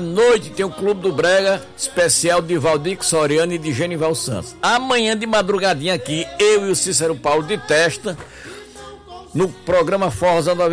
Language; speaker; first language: Portuguese; native; Portuguese